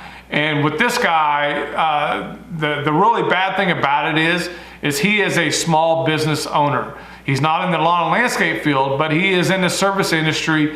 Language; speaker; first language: English; native; English